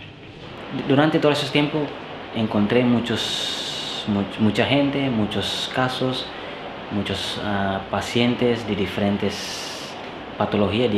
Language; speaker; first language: Spanish; non-native, learner; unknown